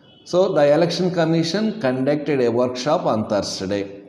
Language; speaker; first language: English; non-native, local second language; Telugu